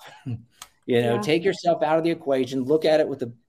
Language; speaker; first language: English; native; English